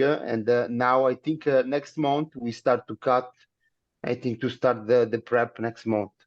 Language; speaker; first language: English; non-native, learner; Italian